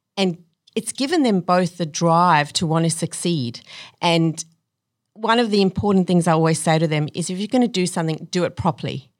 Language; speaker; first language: English; native; English